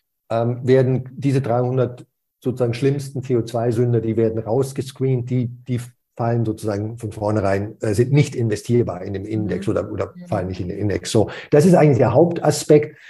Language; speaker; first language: German; native; German